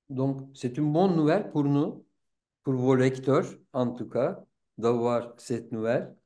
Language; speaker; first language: French; non-native, fluent; Turkish